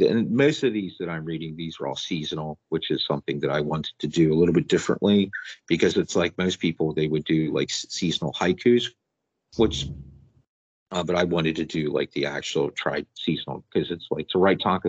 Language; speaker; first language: English; native; English